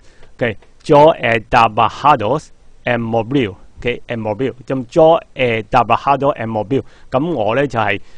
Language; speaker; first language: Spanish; non-native, fluent; Cantonese